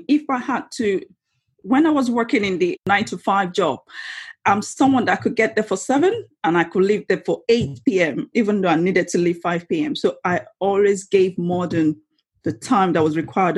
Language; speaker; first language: English; non-native, local second language; Yoruba